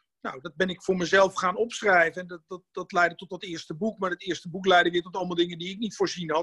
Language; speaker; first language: Dutch; native; Dutch